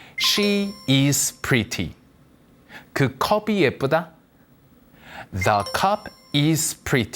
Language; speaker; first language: English; non-native, fluent; Korean